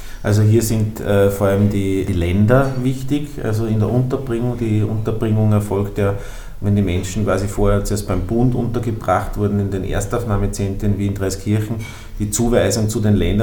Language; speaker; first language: German; native; German